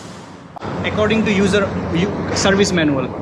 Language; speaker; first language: English; non-native, local second language; Bangla